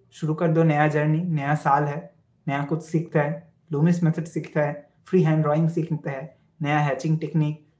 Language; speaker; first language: Hindi; non-native, local second language; Bangla